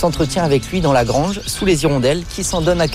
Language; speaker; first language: French; native; French